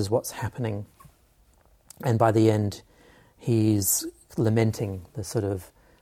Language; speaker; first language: English; native; English